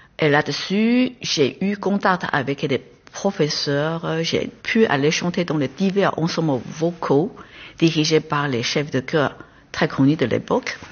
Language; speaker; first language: French; non-native, fluent; Chinese